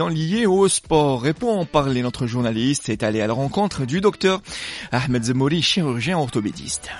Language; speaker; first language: French; non-native, local second language; Arabic